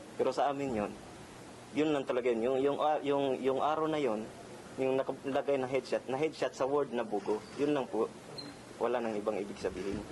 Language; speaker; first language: Filipino; non-native, local second language; Cebuano